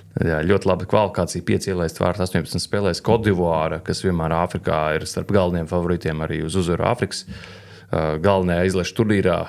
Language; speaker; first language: Latvian; native; Latvian